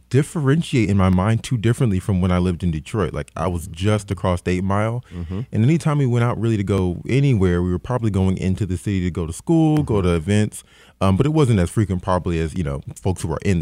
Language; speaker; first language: English; native; English